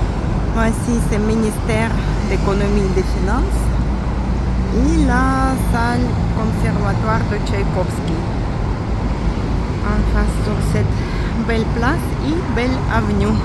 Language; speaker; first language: French; non-native, fluent; Russian